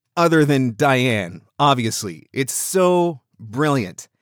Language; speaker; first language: English; native; English